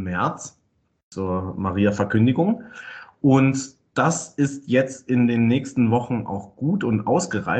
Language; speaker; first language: German; native; German